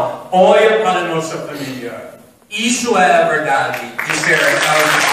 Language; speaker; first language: Portuguese; non-native, fluent; English